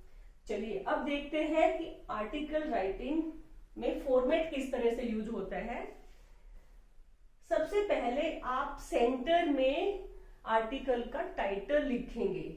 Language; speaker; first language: Hindi; native; Hindi